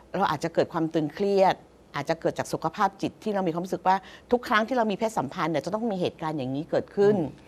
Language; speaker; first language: Thai; native; Thai